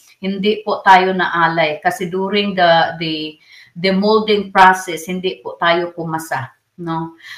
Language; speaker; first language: Filipino; non-native, local second language; Cebuano